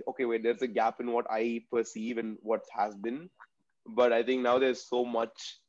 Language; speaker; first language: English; non-native, local second language; Tamil